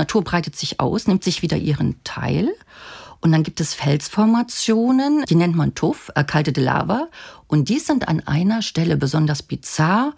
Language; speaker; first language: German; native; German